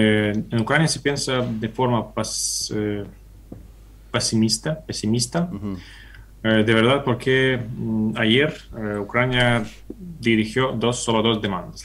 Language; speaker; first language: Spanish; non-native, fluent; Ukrainian